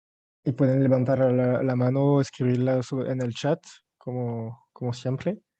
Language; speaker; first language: Spanish; non-native, fluent; French